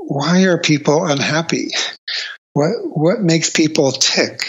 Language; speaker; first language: English; native; English